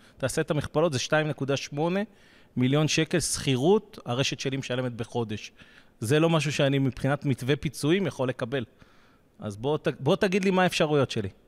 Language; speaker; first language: Hebrew; native; Hebrew